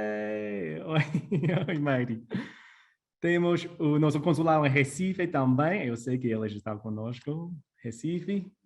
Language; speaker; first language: Portuguese; non-native, fluent; English